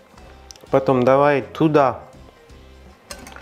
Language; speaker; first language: Russian; non-native, learner; French